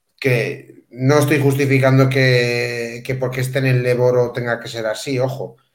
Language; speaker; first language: Spanish; native; Spanish